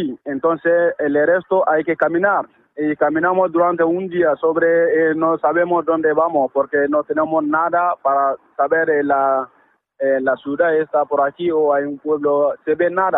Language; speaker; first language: Spanish; non-native, learner; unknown